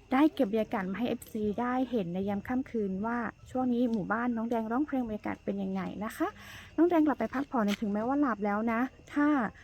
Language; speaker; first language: Thai; non-native, local second language; Karen languages